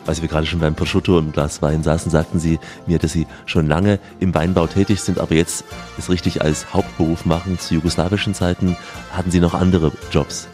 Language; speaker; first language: German; native; German